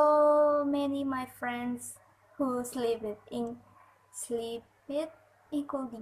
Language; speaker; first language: English; non-native, learner; Indonesian